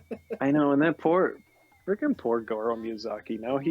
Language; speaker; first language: English; native; English